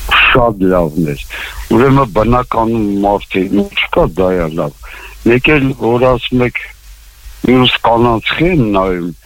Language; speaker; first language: Armenian; native; Armenian